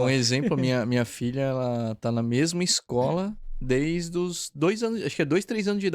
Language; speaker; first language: Portuguese; native; Portuguese